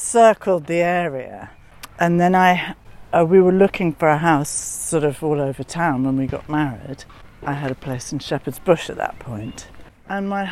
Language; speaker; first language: English; native; English